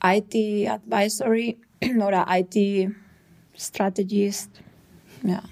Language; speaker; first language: German; non-native, fluent; Spanish